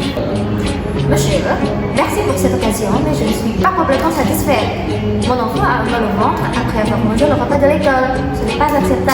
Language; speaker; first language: French; non-native, learner; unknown